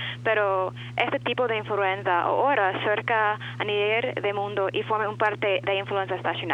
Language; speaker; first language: Spanish; non-native, learner; English